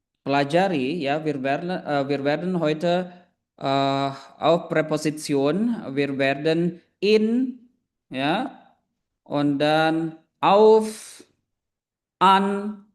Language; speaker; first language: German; non-native, fluent; Indonesian